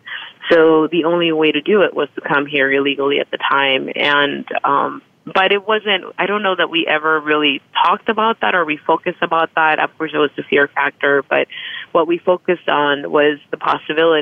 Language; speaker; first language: English; early bilingual, other home language; Spanish